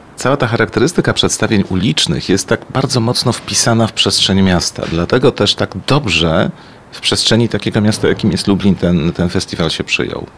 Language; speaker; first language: Polish; native; Polish